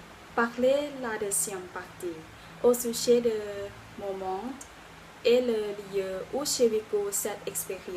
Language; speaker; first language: French; non-native, learner; Thai